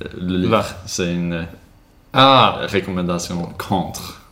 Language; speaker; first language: French; non-native, learner; Swedish